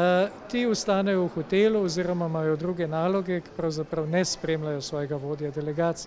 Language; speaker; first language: Slovenian; native; Slovenian